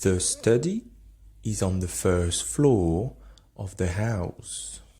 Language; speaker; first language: English; non-native, fluent; French